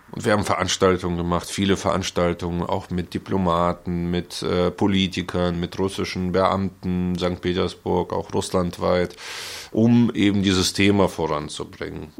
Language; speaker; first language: German; early bilingual, other home language; Russian